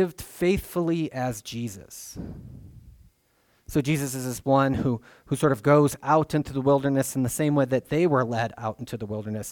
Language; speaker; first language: English; native; English